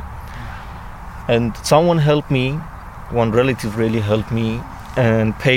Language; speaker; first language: English; non-native, learner; Persian